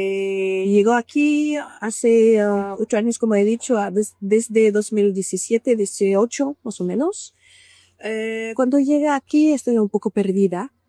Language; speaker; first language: Spanish; non-native, learner; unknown